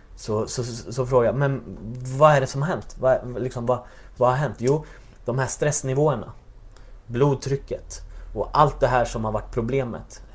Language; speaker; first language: Swedish; native; Swedish